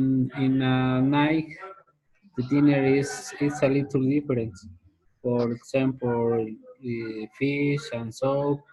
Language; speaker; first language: English; non-native, learner; Spanish